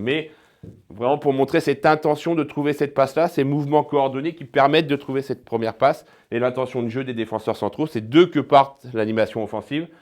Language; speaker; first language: French; native; French